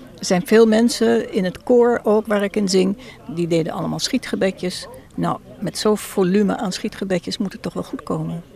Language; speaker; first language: Dutch; non-native, fluent; English